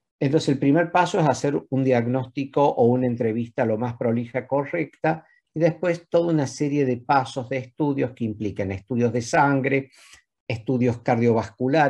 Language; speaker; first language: Spanish; native; Spanish